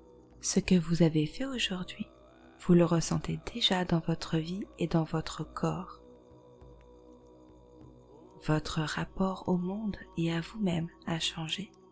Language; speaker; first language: French; native; French